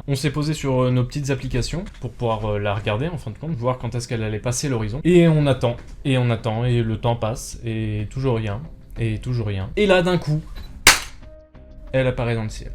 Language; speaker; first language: French; native; French